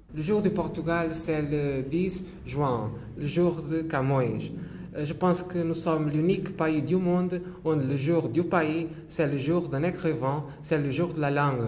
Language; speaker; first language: French; non-native, fluent; Portuguese